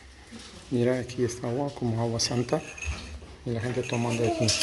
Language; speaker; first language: Spanish; non-native, learner; Arabic